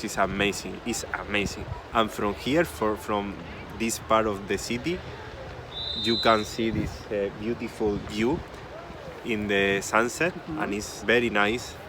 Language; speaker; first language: English; non-native, fluent; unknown